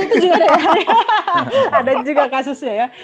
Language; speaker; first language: Indonesian; native; Indonesian